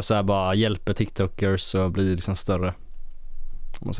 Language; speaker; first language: Swedish; native; Swedish